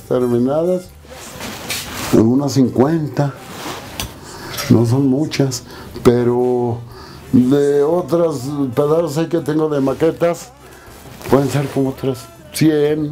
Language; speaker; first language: Spanish; native; Spanish